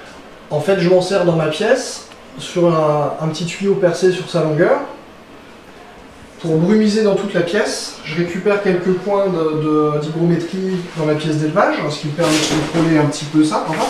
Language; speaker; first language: French; native; French